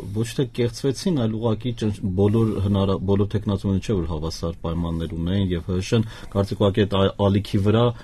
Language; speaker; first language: Armenian; native; Armenian